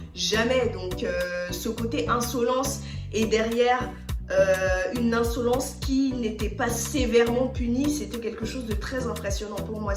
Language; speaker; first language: French; early bilingual, other home language; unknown